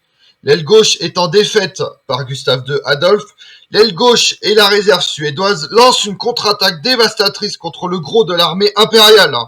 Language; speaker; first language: French; native; French